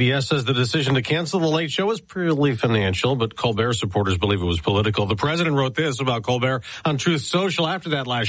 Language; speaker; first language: English; native; English